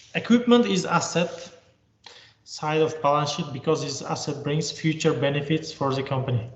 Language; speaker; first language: English; non-native, fluent; Uzbek